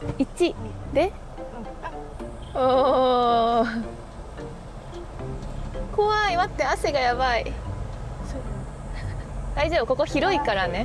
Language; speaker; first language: Japanese; native; Japanese